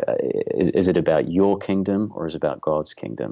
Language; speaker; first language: English; native; English